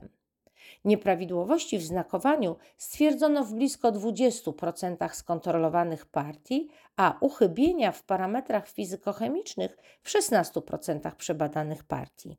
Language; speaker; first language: Polish; native; Polish